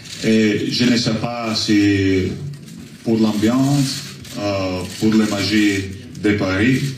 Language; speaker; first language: French; non-native, learner; Italian